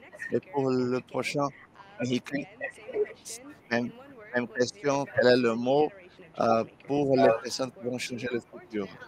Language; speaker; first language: French; non-native, fluent; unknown